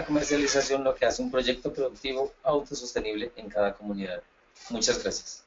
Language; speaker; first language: Spanish; native; Spanish